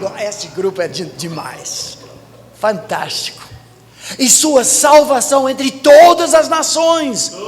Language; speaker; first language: Portuguese; non-native, fluent; English